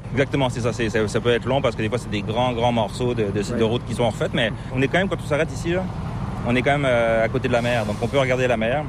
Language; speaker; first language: French; native; French